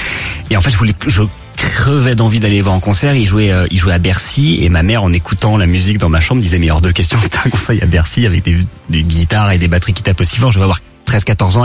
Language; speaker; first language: French; native; French